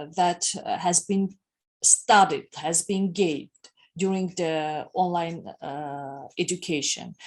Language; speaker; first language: English; non-native, fluent; Armenian